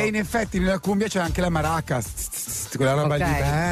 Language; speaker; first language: Italian; native; Italian